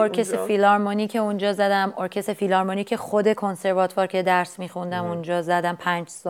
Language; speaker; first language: Persian; non-native, local second language; Armenian